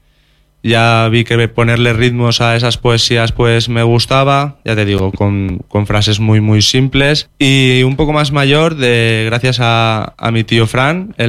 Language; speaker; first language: Spanish; non-native, local second language; Catalan